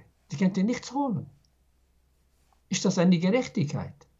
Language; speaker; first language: German; non-native, fluent; Arabic